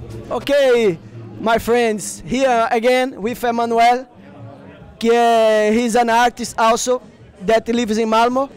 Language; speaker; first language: English; non-native, fluent; Portuguese